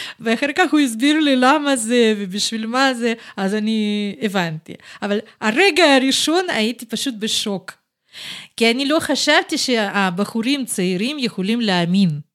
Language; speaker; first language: Hebrew; non-native, fluent; Russian